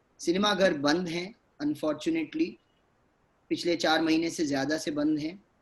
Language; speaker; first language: Hindi; native; Hindi